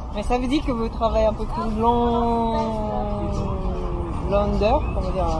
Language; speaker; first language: French; non-native, fluent; Japanese